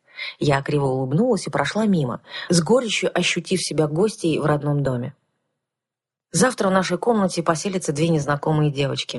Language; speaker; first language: Russian; native; Russian